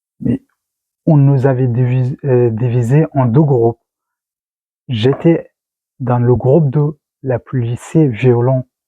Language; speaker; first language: French; non-native, learner; Persian